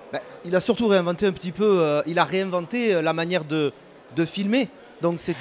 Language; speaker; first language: French; native; French